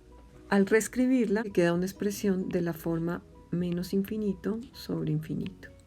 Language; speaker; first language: Spanish; native; Spanish